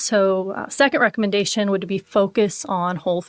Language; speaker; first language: English; native; English